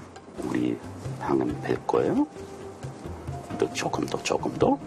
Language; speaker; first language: Korean; non-native, fluent; English